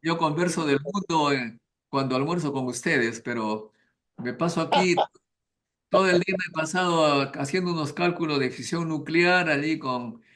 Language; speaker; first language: Spanish; native; Spanish